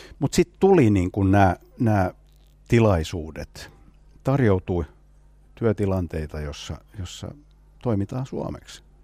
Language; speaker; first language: Finnish; non-native, local second language; Swedish